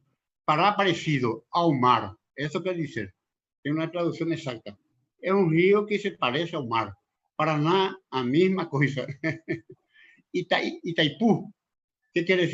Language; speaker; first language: Portuguese; non-native, local second language; Spanish